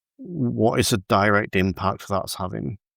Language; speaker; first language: English; native; English